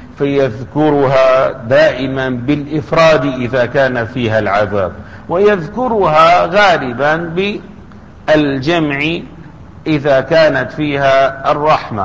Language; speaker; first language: Arabic; native; Arabic